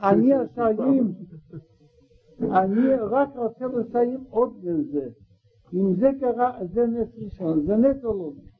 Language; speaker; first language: Hebrew; non-native, learner; Russian